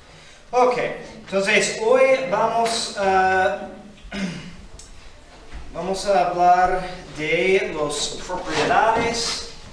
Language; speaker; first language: Spanish; non-native, fluent; English